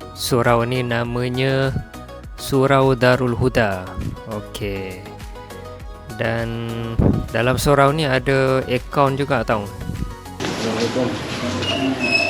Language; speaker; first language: Malay; non-native, fluent; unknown